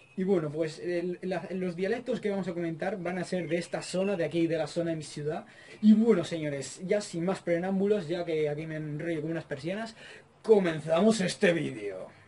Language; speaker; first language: Spanish; native; Spanish